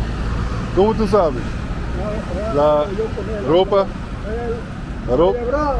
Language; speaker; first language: Spanish; non-native, learner; English